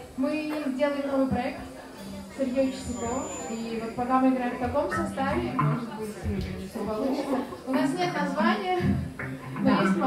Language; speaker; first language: Russian; native; Russian